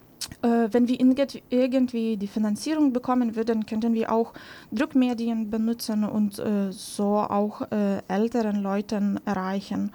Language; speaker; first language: German; non-native, fluent; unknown